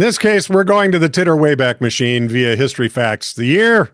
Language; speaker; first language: English; native; English